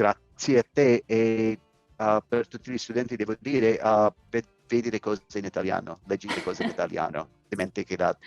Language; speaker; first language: Italian; non-native, learner; English